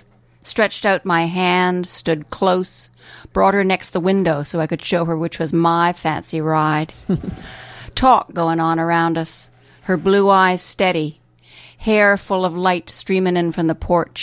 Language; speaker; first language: English; native; English